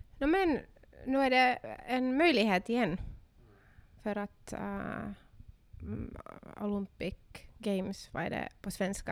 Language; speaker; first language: Swedish; non-native, learner; Finnish